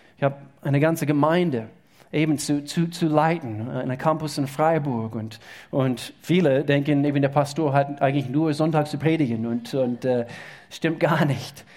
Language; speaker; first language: German; non-native, fluent; English